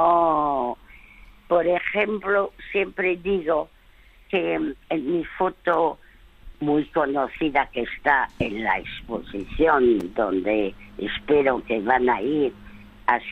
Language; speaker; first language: Spanish; early bilingual, other home language; French